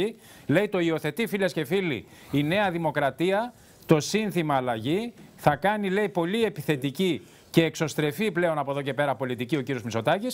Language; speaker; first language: Greek; native; Greek